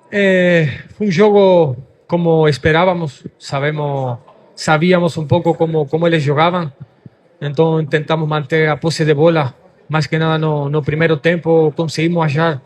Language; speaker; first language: Portuguese; non-native, fluent; Spanish